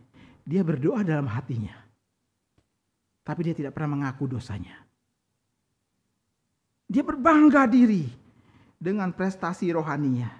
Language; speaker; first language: Indonesian; native; Indonesian